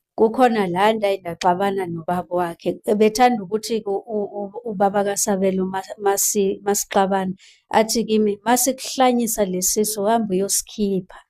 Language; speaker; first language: Zulu; non-native, local second language; Xhosa